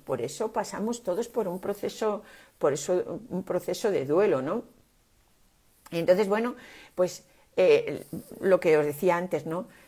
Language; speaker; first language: Spanish; native; Spanish